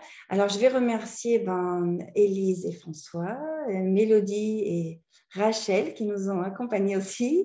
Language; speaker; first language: French; native; French